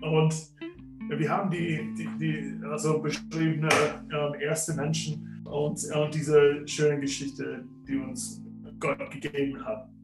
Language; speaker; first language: German; non-native, fluent; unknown